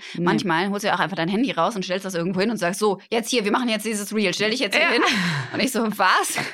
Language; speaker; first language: German; native; German